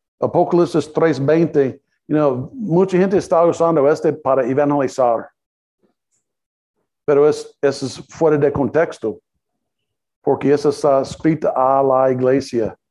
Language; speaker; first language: Spanish; non-native, learner; English